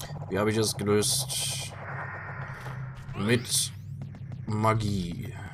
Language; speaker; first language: German; native; German